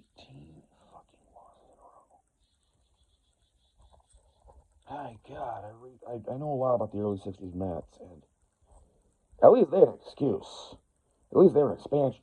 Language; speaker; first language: English; native; English